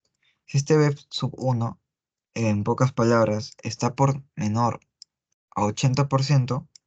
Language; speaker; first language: Spanish; native; Spanish